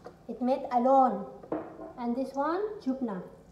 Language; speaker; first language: English; non-native, learner; Indonesian